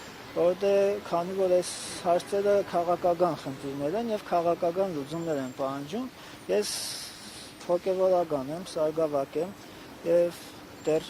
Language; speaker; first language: Armenian; native; Armenian